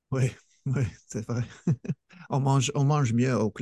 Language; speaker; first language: French; non-native, fluent; English